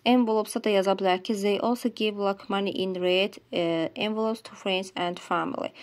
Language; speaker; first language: English; non-native, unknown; Azerbaijani